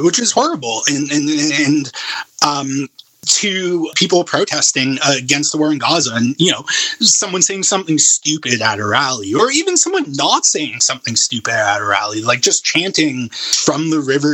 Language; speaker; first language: English; native; English